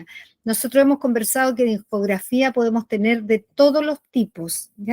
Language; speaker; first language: Spanish; native; Spanish